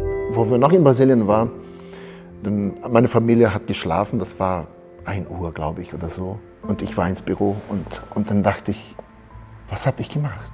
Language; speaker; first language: German; early bilingual, heritage; German